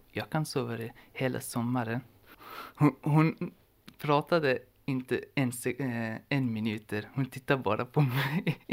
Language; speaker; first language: Swedish; non-native, learner; Persian